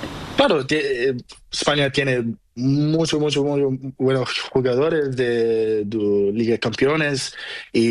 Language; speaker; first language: Spanish; non-native, learner; Portuguese